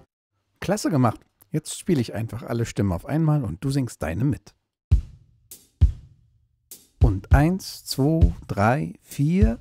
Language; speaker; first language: German; native; German